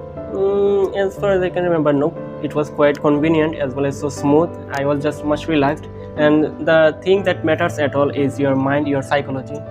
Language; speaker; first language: English; non-native, local second language; Bangla